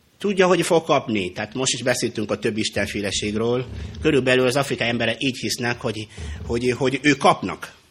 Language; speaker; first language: Hungarian; non-native, fluent; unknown